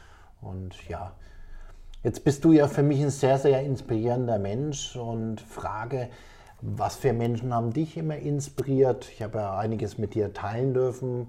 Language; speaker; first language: German; native; German